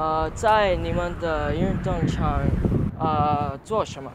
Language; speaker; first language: Chinese; non-native, learner; English